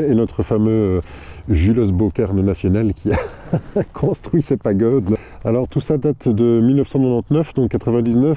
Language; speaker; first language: French; native; French